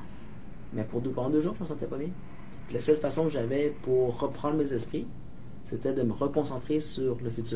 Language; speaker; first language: French; native; French